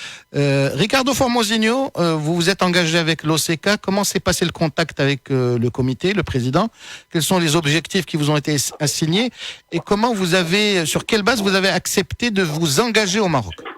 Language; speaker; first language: French; native; French